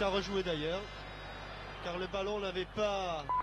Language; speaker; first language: French; native; French